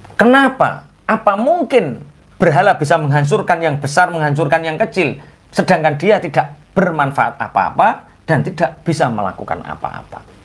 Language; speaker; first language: Indonesian; non-native, local second language; Javanese